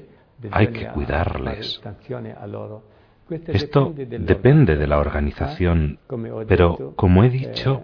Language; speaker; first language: Spanish; non-native, fluent; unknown